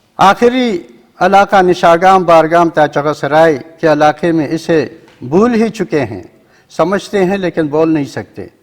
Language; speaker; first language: Urdu; non-native, local second language; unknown